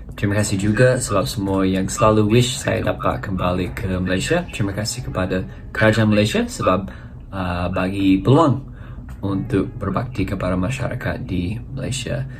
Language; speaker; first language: Malay; non-native, fluent; English